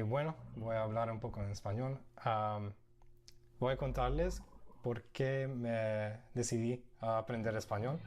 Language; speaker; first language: Spanish; non-native, fluent; English